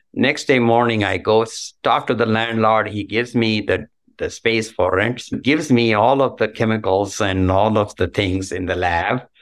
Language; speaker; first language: English; non-native, local second language; Marathi